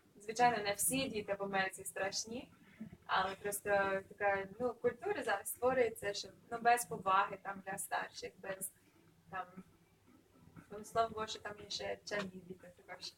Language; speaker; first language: Ukrainian; early bilingual, other home language; English